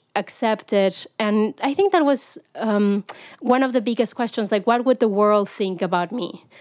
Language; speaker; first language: English; non-native, fluent; Spanish